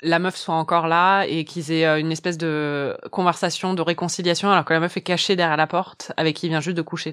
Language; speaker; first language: French; native; French